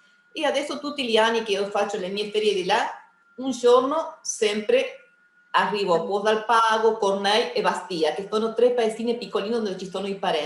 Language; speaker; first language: Italian; early bilingual, heritage; Spanish